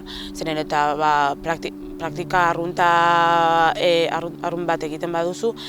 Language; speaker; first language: Basque; non-native, local second language; Spanish